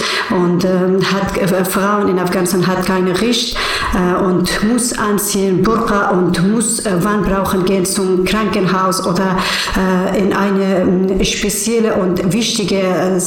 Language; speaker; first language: German; non-native, learner; Persian